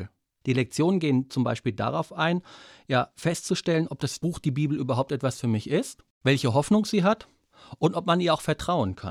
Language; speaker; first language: German; native; German